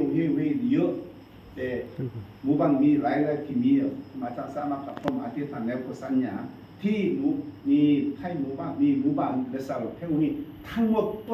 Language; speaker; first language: Thai; non-native, learner; Korean